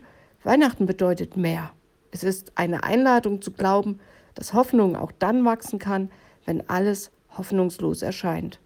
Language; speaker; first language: German; native; German